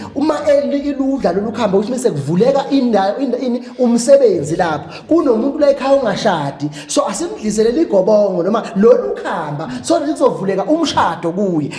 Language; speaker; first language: Zulu; native; Zulu